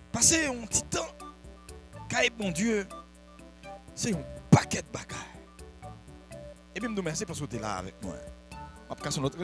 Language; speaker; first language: French; non-native, local second language; Haitian Creole